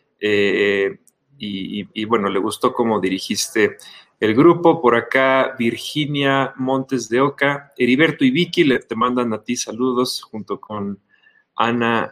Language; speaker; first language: Spanish; native; Spanish